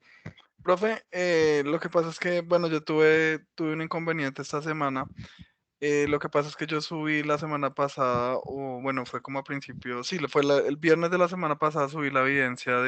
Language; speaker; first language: Spanish; native; Spanish